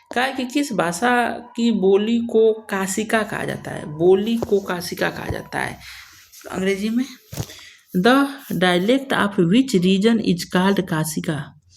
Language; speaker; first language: Hindi; native; Hindi